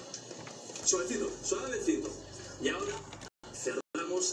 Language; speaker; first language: Spanish; native; Spanish